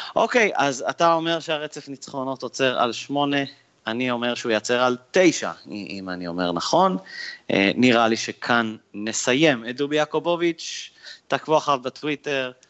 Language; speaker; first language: Hebrew; native; Hebrew